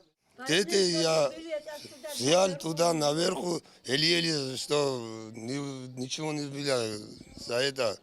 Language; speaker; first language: Russian; non-native, local second language; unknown